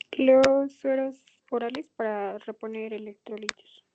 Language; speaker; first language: Spanish; native; Spanish